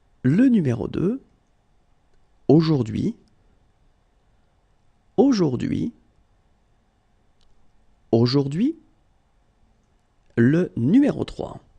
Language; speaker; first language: French; native; French